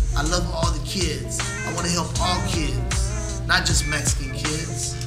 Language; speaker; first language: English; native; English